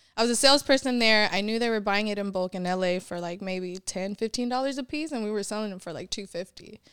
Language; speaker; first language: English; native; English